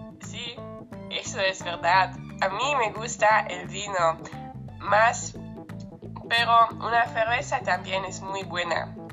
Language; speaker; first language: Spanish; non-native, learner; German